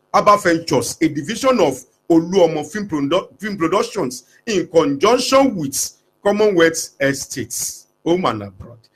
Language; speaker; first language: English; non-native, local second language; Yoruba